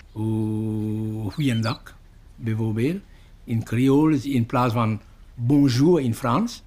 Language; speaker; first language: Dutch; non-native, learner; Morisyen